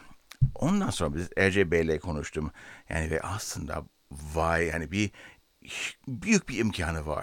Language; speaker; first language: Turkish; non-native, learner; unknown